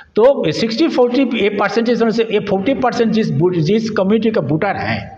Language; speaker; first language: Hindi; native; Hindi